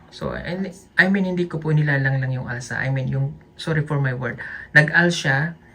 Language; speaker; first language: Filipino; non-native, local second language; Cebuano